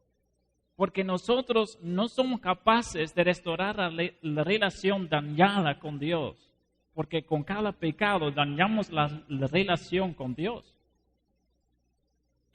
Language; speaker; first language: Spanish; non-native, fluent; Dutch